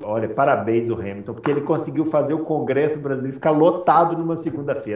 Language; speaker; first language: Portuguese; native; Portuguese